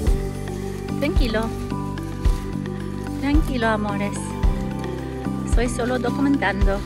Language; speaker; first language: Spanish; non-native, learner; English